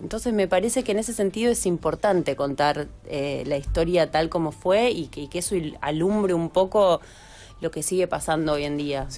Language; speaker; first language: Spanish; native; Spanish